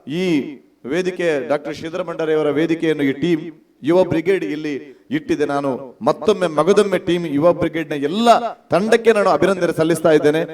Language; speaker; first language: Kannada; non-native, local second language; Tulu